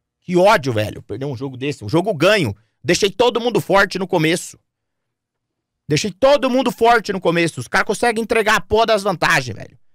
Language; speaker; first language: Portuguese; native; Portuguese